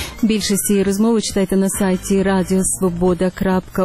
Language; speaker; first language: Ukrainian; native; Ukrainian